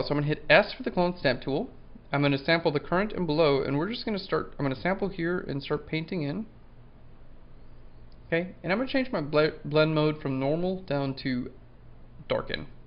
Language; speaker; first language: English; native; English